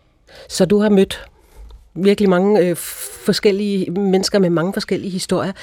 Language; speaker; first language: Danish; native; Danish